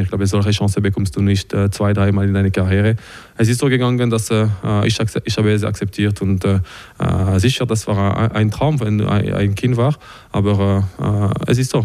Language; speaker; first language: German; non-native, local second language; French